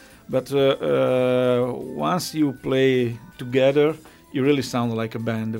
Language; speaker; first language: English; non-native, fluent; Italian